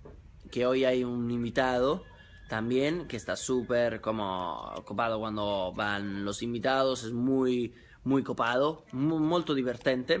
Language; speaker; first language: Spanish; non-native, fluent; Italian